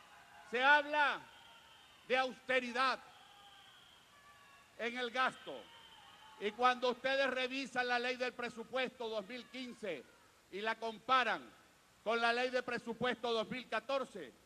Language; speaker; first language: Spanish; native; Spanish